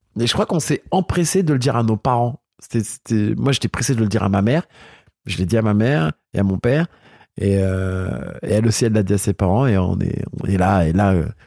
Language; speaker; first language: French; early bilingual, other home language; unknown